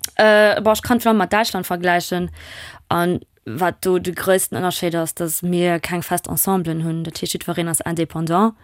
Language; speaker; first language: Luxembourgish; non-native, local second language; German